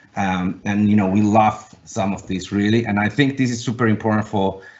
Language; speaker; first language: English; non-native, fluent; Finnish